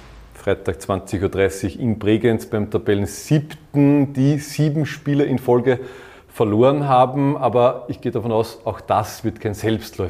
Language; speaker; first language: German; native; German